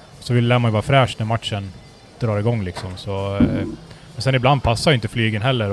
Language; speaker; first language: Swedish; native; Swedish